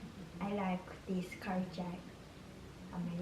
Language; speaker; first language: English; non-native, learner; Japanese